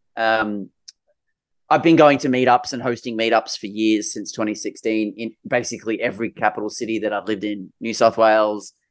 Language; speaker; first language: English; native; English